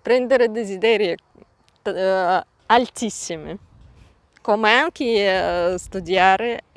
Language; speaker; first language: Italian; non-native, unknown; Russian